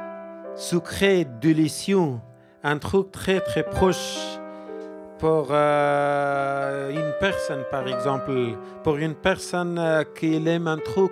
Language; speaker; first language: French; non-native, learner; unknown